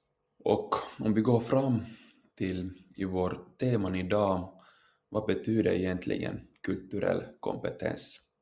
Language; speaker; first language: Swedish; non-native, local second language; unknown